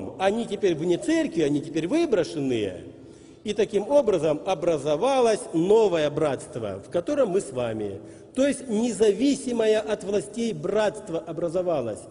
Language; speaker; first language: Russian; native; Russian